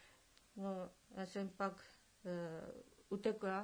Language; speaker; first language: Czech; non-native, learner; Japanese